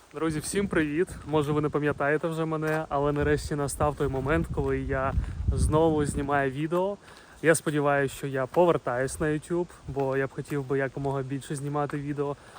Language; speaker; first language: Ukrainian; non-native, local second language; Russian